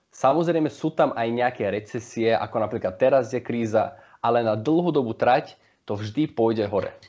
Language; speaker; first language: Slovak; early bilingual, heritage; Slovak